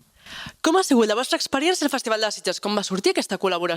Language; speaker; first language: Catalan; native; Catalan